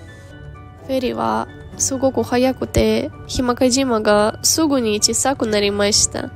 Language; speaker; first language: Japanese; non-native, fluent; Ukrainian